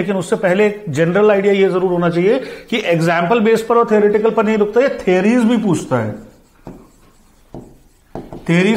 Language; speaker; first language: Hindi; native; Hindi